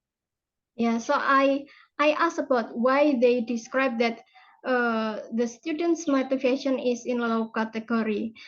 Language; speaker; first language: English; non-native, fluent; Indonesian